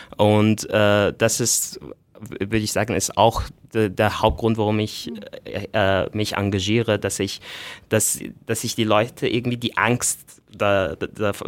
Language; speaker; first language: German; non-native, fluent; Arabic